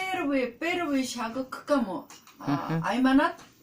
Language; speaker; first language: Russian; non-native, learner; Korean